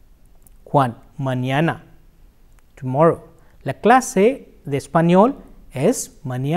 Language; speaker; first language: Spanish; non-native, fluent; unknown